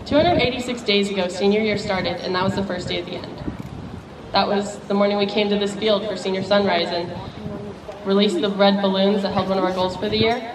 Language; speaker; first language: English; native; English